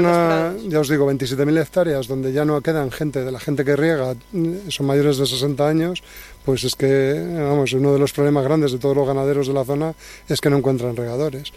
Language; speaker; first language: Spanish; native; Spanish